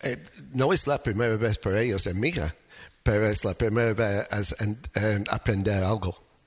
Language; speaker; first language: Spanish; non-native, fluent; English